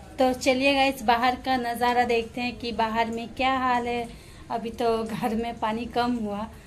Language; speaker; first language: Hindi; non-native, local second language; Gujarati